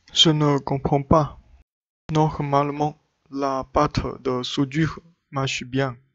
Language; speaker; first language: French; non-native, learner; Chinese